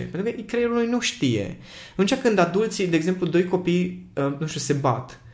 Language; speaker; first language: Romanian; non-native, local second language; Hungarian